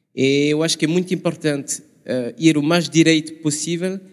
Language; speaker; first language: Portuguese; non-native, learner; French